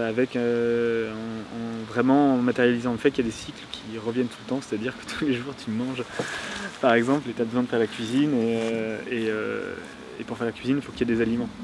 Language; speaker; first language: French; native; French